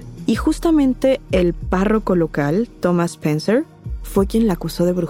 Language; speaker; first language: Spanish; native; Spanish